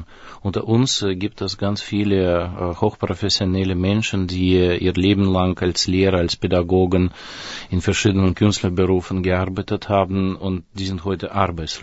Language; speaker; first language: German; non-native, fluent; Russian